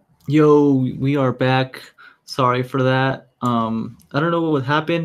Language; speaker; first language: English; native; English